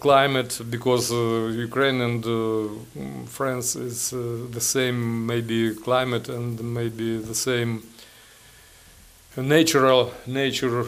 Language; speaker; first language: English; non-native, learner; Ukrainian